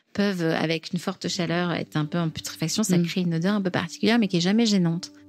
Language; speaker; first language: French; native; French